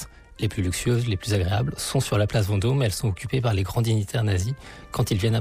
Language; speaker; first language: French; native; French